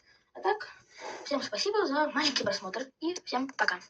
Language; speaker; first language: Russian; native; Russian